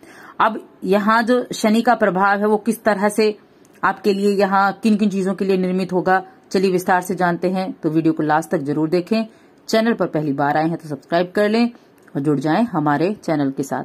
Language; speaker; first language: Hindi; native; Hindi